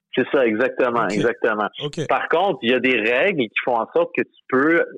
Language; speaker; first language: French; native; French